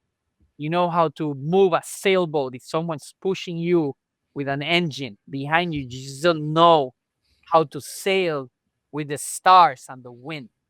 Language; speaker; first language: English; non-native, local second language; Spanish